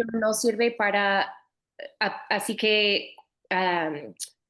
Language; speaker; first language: Spanish; non-native, fluent; English